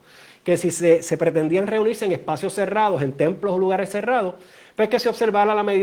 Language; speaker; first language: Spanish; native; Spanish